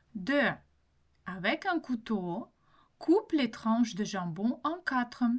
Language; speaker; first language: French; non-native, fluent; Ukrainian